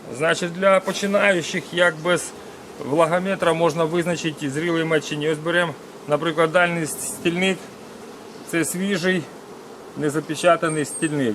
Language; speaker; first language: Ukrainian; non-native, local second language; Russian